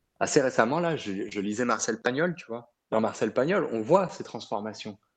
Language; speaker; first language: French; early bilingual, other home language; Arabic